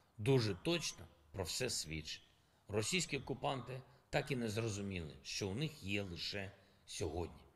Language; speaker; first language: Ukrainian; non-native, local second language; Russian